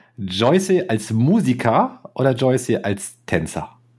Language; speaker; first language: German; native; German